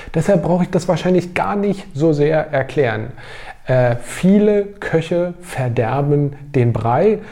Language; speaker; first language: German; native; German